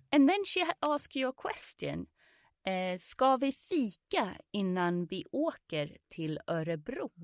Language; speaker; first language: Swedish; native; Swedish